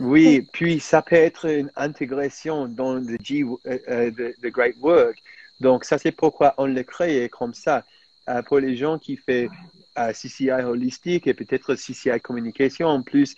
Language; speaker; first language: French; non-native, fluent; English